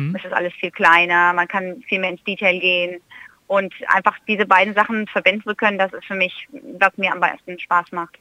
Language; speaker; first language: German; early bilingual, heritage; German